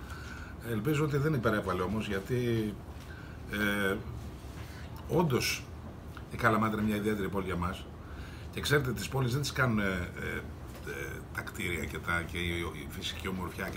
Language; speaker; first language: Greek; native; Greek